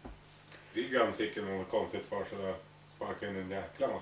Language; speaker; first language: Swedish; native; Swedish